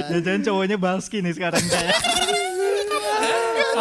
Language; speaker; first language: Indonesian; native; Indonesian